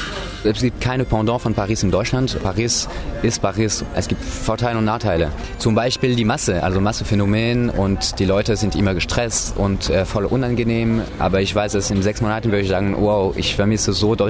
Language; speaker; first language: German; non-native, fluent; French